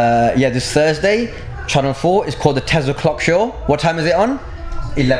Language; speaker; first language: English; native; English